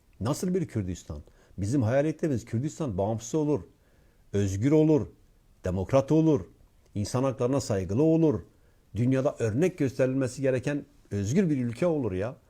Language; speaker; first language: Turkish; non-native, local second language; Kurdish